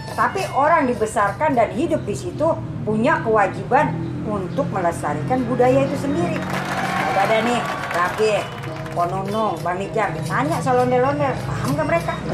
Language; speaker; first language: Indonesian; native; Indonesian